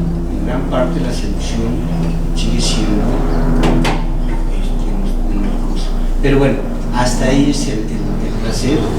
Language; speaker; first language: Spanish; native; Spanish